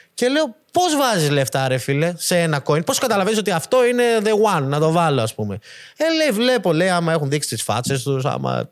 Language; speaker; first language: Greek; native; Greek